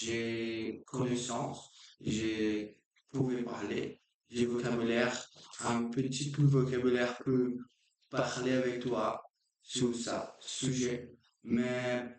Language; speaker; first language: French; non-native, learner; Portuguese